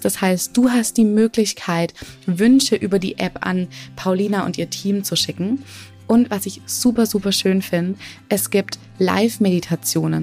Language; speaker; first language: German; native; German